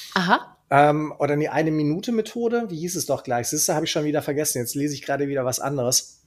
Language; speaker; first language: German; native; German